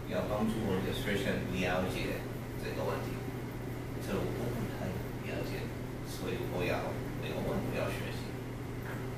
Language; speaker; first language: Chinese; non-native, learner; English